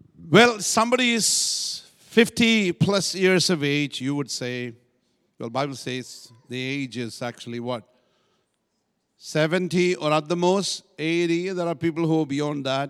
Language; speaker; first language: English; non-native, local second language; Malayalam